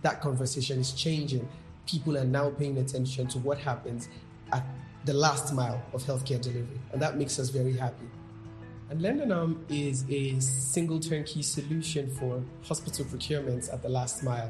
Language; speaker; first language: English; non-native, local second language; Yoruba